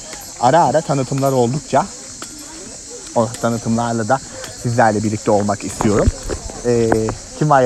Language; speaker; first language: Turkish; native; Turkish